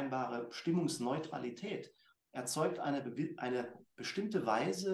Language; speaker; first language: German; native; German